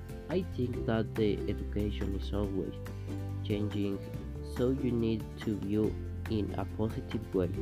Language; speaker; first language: English; non-native, learner; Spanish